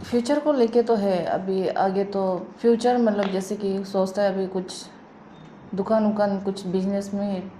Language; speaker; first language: Hindi; non-native, local second language; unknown